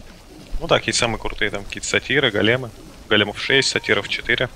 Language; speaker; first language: Russian; native; Russian